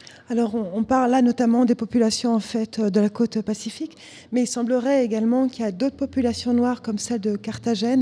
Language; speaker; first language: French; native; French